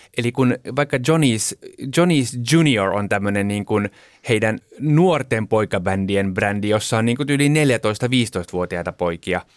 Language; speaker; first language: Finnish; early bilingual, heritage; Finnish